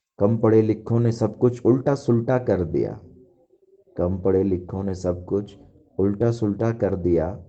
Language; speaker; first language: Urdu; native; Urdu